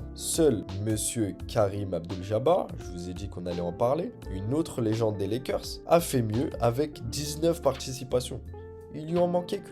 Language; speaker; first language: French; native; French